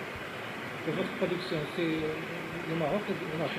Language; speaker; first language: French; non-native, local second language; Arabic